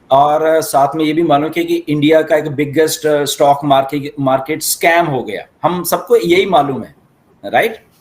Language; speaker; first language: Hindi; native; Hindi